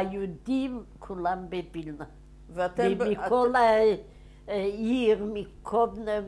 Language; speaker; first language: Hebrew; non-native, fluent; Yiddish